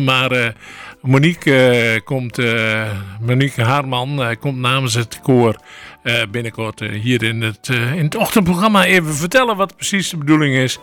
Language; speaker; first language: Dutch; native; Dutch